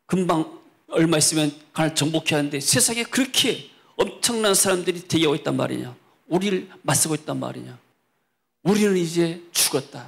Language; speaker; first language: Korean; native; Korean